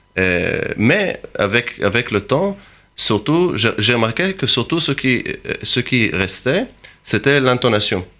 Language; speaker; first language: French; non-native, fluent; Hebrew